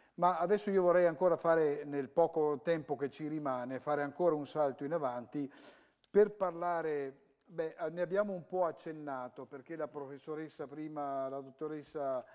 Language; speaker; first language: Italian; native; Italian